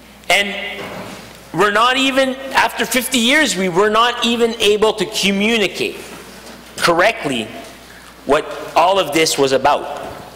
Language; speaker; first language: English; non-native, local second language; French